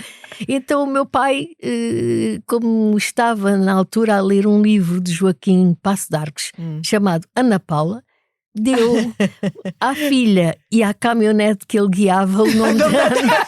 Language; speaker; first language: Portuguese; native; Portuguese